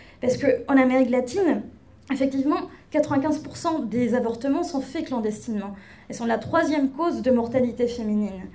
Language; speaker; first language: French; non-native, fluent; Spanish